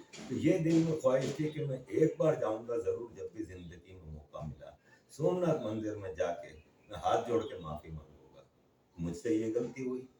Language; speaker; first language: Urdu; native; Urdu